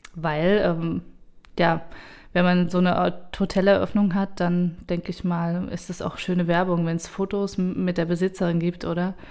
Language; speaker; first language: German; native; German